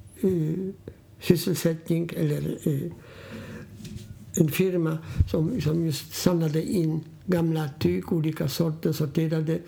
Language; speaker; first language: Swedish; non-native, fluent; Polish